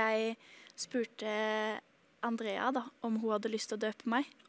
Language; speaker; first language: Norwegian; native; Norwegian